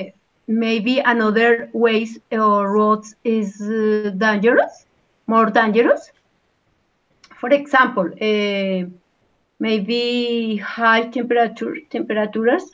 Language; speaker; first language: English; non-native, learner; Spanish